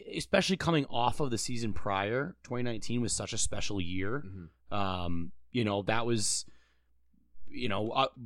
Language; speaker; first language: English; native; English